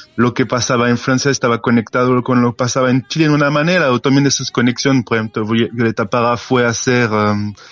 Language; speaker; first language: Spanish; non-native, learner; French